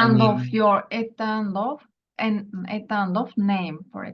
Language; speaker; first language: English; non-native, learner; Turkish